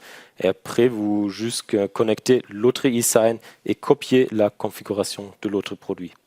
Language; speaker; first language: French; non-native, learner; German